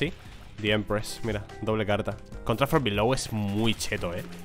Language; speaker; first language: Spanish; native; Spanish